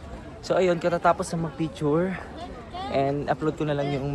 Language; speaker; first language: Filipino; non-native, local second language; Cebuano